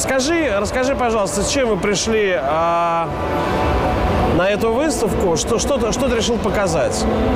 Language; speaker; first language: Russian; native; Russian